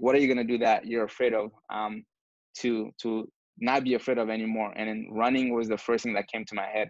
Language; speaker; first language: English; non-native, fluent; Bambara